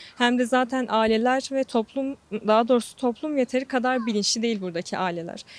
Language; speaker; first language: Turkish; non-native, local second language; Kurdish